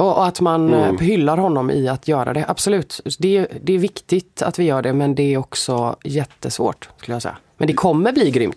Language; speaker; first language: Swedish; native; Swedish